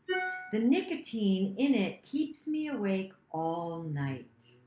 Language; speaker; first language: English; native; English